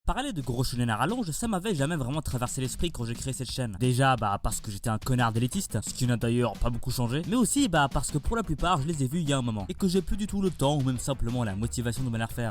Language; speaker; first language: French; native; French